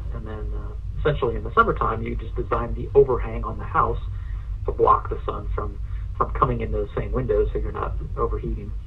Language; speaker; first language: English; native; English